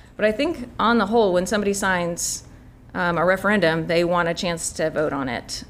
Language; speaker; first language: English; native; English